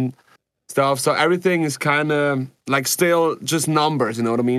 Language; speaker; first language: English; non-native, fluent; Swiss German